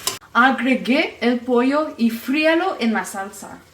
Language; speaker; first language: Spanish; non-native, learner; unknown